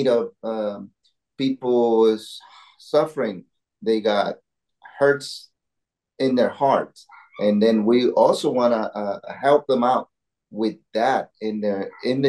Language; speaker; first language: English; non-native, learner; Spanish